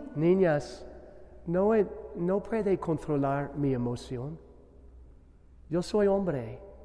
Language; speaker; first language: Spanish; non-native, learner; English